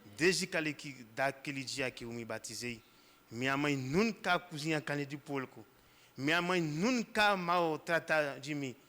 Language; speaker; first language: Portuguese; non-native, fluent; Haitian Creole